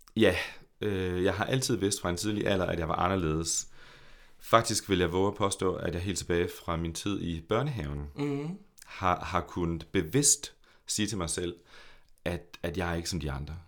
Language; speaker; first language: Danish; native; Danish